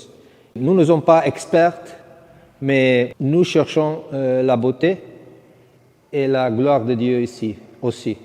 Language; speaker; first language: French; non-native, fluent; Italian